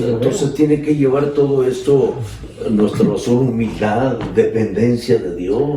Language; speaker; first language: Spanish; native; Spanish